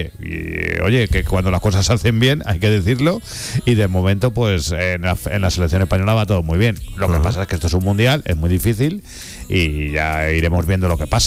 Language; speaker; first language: Spanish; native; Spanish